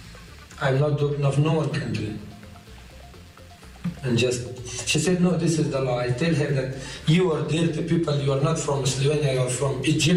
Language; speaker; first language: English; non-native, learner; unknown